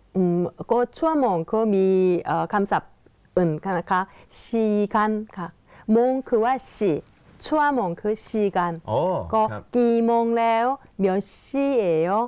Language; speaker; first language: Thai; non-native, fluent; Korean